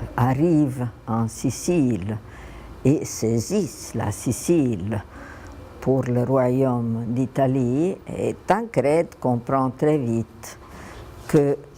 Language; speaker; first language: French; non-native, fluent; Italian